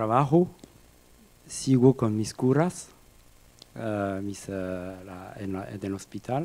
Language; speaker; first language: Spanish; non-native, fluent; French